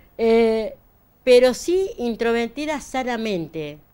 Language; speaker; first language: Spanish; native; Spanish